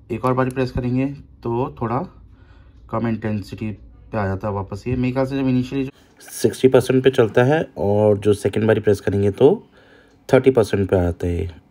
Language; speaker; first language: Hindi; native; Hindi